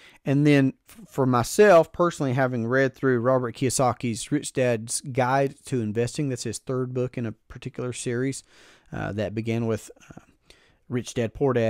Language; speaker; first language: English; native; English